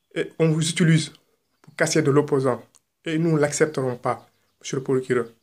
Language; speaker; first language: French; non-native, local second language; Wolof